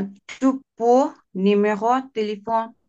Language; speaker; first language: French; non-native, learner; Bangla